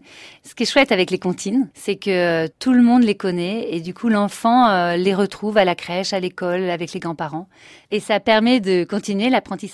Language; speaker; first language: French; native; French